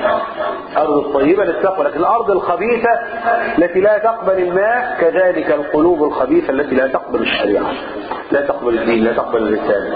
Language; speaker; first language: Arabic; native; Arabic